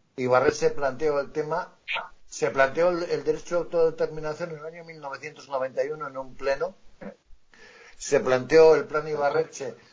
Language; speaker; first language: Spanish; non-native, local second language; Basque